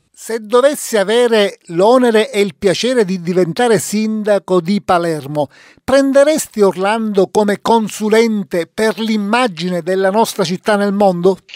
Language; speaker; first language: Italian; native; Italian